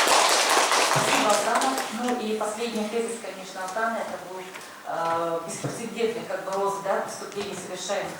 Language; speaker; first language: Russian; native; Russian